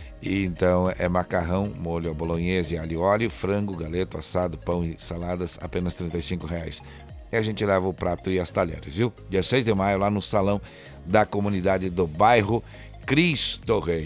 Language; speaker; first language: Portuguese; native; Portuguese